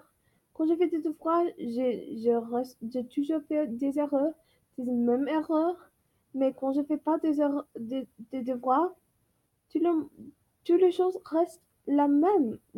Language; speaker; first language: French; non-native, learner; English